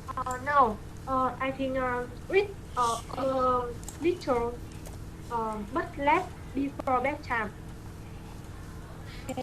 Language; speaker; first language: English; non-native, learner; Vietnamese